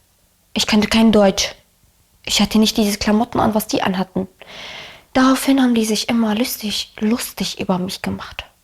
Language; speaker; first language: German; early bilingual, other home language; Arabic